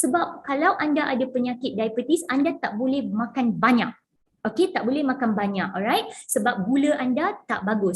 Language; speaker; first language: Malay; non-native, local second language; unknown